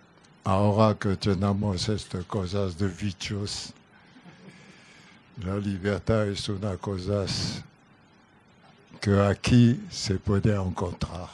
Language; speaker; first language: Spanish; non-native, learner; French